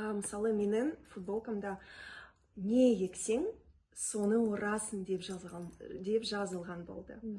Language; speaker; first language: Kazakh; non-native, local second language; Russian